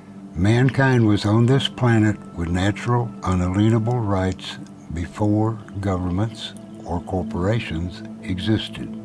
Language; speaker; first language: English; native; English